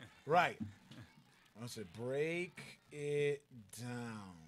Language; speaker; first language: Portuguese; non-native, learner; Spanish